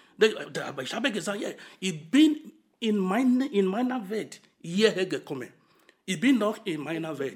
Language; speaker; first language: German; non-native, fluent; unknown